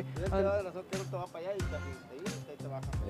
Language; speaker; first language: Spanish; native; Spanish